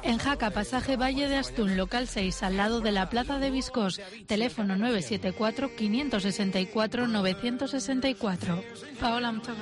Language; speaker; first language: Spanish; native; Spanish